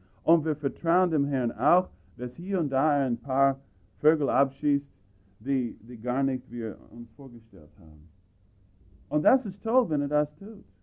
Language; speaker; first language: German; non-native, fluent; English